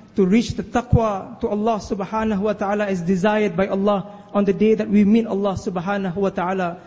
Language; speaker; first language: English; non-native, local second language; Malay